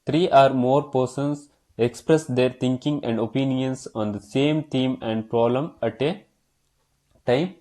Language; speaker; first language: English; non-native, local second language; Kannada